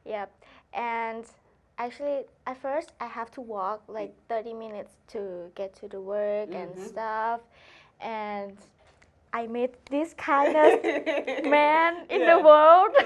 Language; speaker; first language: English; non-native, learner; Thai